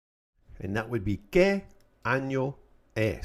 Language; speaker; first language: Spanish; non-native, fluent; English